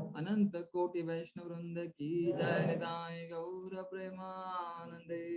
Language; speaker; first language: Hindi; non-native, local second language; Marathi